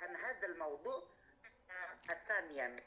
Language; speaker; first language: Arabic; non-native, learner; Indonesian